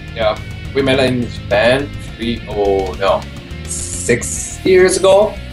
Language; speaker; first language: English; non-native, learner; Japanese